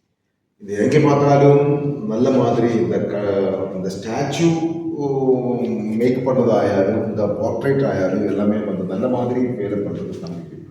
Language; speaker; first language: Tamil; non-native, local second language; Malayalam